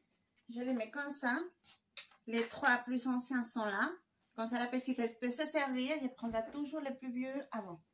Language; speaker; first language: French; non-native, fluent; Spanish